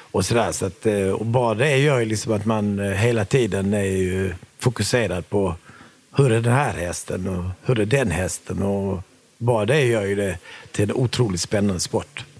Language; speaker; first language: Swedish; early bilingual, other home language; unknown